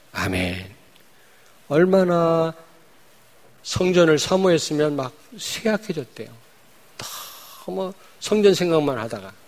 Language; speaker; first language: Korean; native; Korean